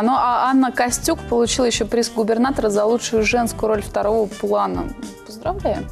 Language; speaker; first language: Russian; native; Russian